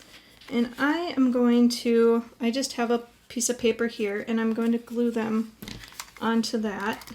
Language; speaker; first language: English; native; English